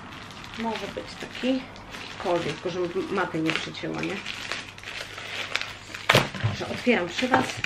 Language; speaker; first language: Polish; native; Polish